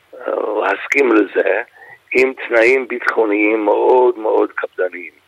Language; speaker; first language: Hebrew; non-native, fluent; English